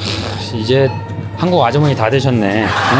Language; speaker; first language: Korean; native; Korean